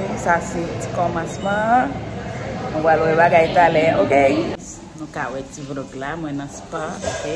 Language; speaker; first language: French; non-native, learner; Haitian Creole